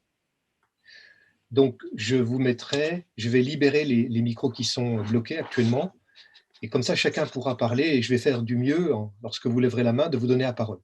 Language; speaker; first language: French; native; French